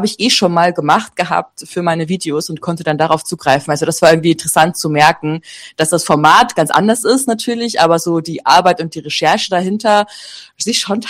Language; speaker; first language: German; native; German